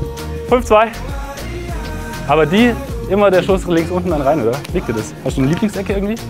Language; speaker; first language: German; native; German